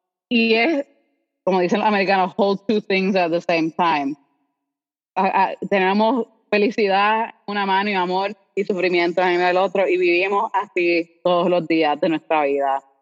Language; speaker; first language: Spanish; native; Spanish